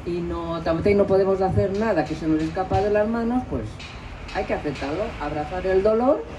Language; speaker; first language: Spanish; non-native, local second language; Catalan